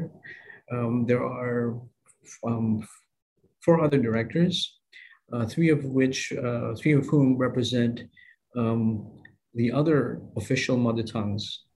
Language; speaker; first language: English; non-native, local second language; Filipino